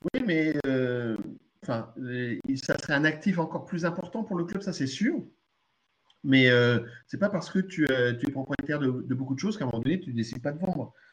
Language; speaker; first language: French; early bilingual, other home language; Arabic